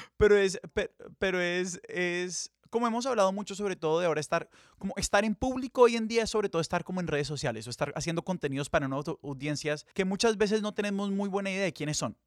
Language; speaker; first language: Spanish; native; Spanish